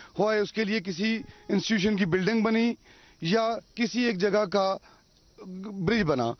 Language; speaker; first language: Urdu; non-native, local second language; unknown